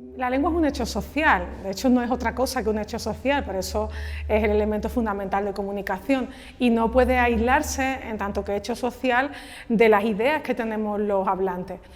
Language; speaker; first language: Spanish; native; Spanish